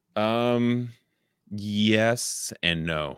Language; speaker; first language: English; native; English